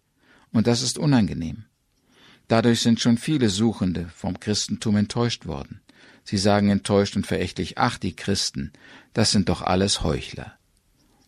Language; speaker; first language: German; native; German